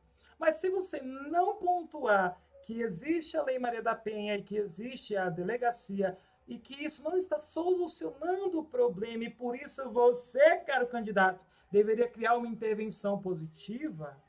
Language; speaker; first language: Portuguese; native; Portuguese